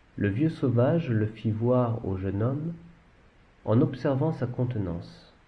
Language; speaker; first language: French; native; French